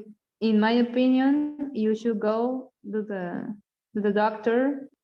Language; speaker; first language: English; non-native, learner; Spanish